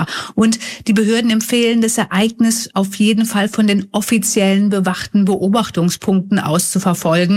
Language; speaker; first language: German; native; German